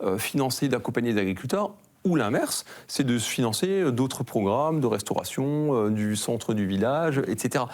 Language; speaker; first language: French; native; French